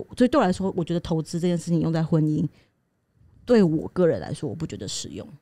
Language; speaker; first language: Chinese; native; Chinese